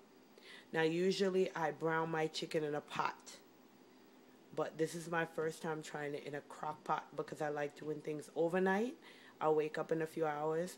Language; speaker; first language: English; native; English